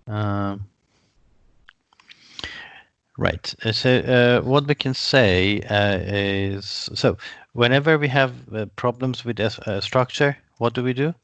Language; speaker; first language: English; non-native, fluent; Persian